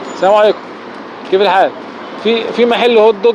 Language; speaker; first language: Arabic; native; Arabic